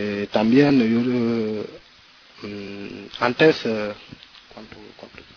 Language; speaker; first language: Spanish; non-native, learner; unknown